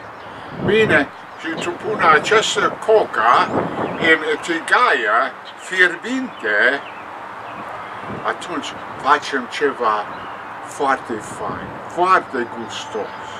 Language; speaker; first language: Romanian; non-native, learner; English